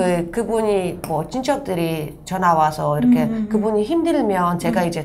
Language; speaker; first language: Korean; non-native, fluent; Russian